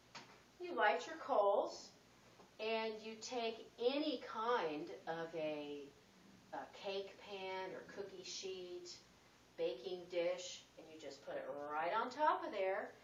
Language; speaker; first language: English; native; English